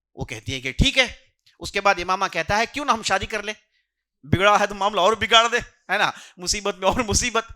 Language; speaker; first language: Urdu; native; Urdu